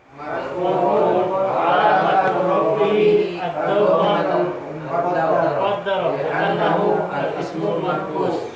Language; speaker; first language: Arabic; non-native, learner; Indonesian